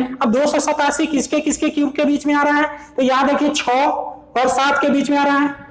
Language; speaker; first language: Hindi; native; Hindi